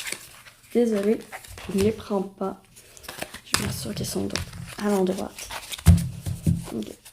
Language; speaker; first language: French; native; French